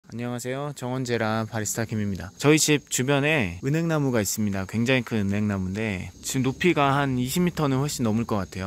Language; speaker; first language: Korean; native; Korean